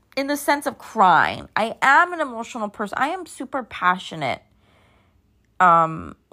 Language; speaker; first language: English; native; English